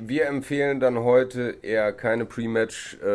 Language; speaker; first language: German; native; German